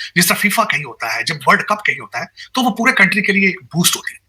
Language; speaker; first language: Urdu; non-native, local second language; Punjabi